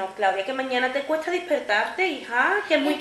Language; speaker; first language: Spanish; native; Spanish